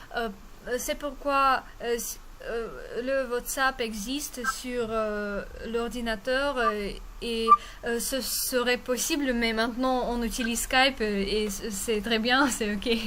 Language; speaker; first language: French; non-native, fluent; Russian